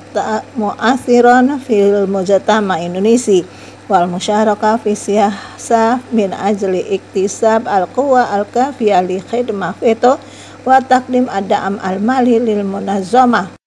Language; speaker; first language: Arabic; non-native, fluent; Indonesian